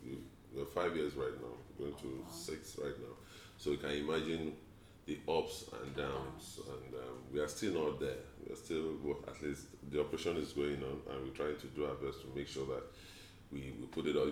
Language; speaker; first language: English; non-native, local second language; Yoruba